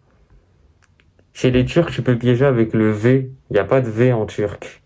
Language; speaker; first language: French; native; French